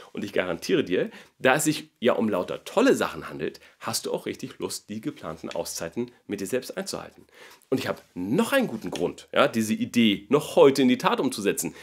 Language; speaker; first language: German; native; German